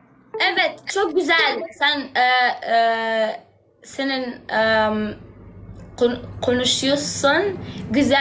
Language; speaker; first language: Turkish; non-native, learner; Arabic